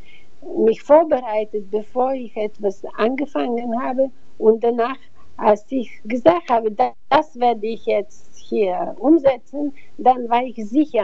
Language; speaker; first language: German; non-native, fluent; Bulgarian